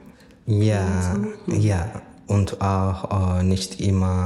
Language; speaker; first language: German; non-native, learner; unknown